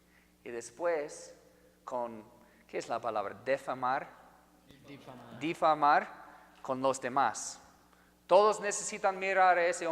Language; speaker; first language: Spanish; non-native, fluent; English